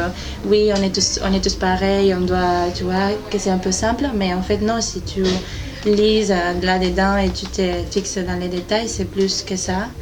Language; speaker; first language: French; non-native, fluent; Spanish